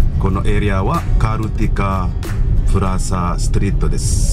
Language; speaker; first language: Japanese; non-native, fluent; Indonesian